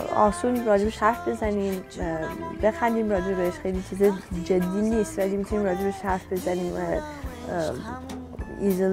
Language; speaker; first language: Persian; early bilingual, heritage; Persian